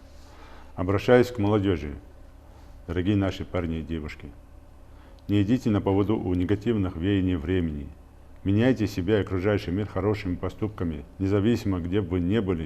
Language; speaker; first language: Russian; non-native, local second language; Ingush